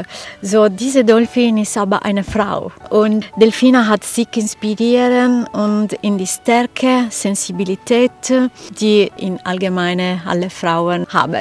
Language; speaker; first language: German; non-native, fluent; Italian